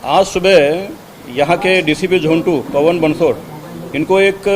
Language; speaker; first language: Hindi; non-native, local second language; Marathi